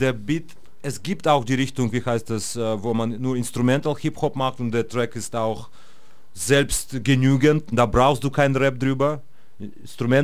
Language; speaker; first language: German; non-native, fluent; Russian